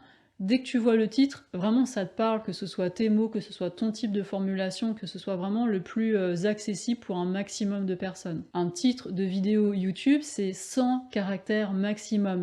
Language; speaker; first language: French; native; French